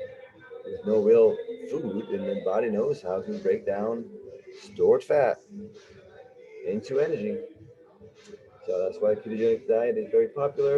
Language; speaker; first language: English; native; English